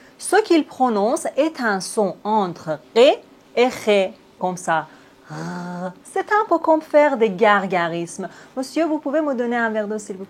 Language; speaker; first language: French; native; French